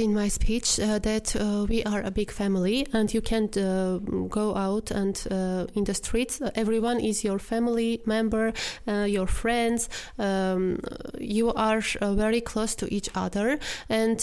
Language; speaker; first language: English; non-native, fluent; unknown